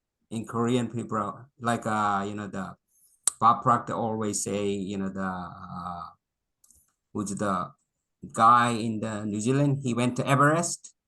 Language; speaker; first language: English; non-native, local second language; Korean